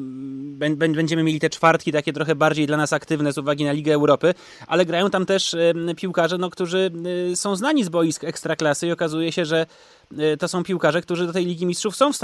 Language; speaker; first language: Polish; native; Polish